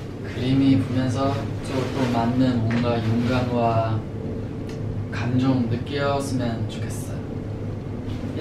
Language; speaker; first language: Korean; non-native, fluent; Chinese